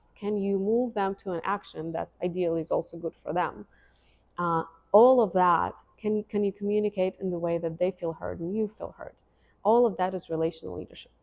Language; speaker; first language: English; non-native, fluent; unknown